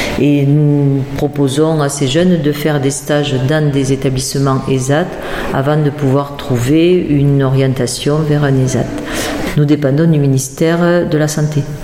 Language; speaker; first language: French; native; French